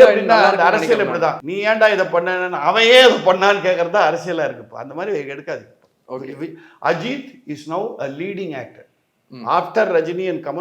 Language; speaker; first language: Tamil; native; Tamil